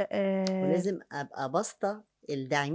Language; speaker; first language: Arabic; native; Arabic